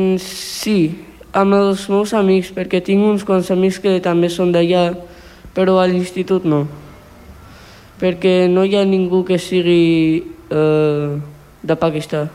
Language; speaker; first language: Catalan; early bilingual, other home language; Urdu